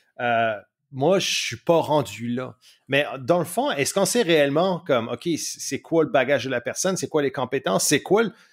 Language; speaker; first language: French; native; French